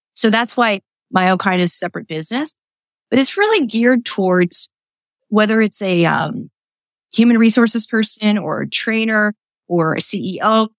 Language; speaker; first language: English; native; English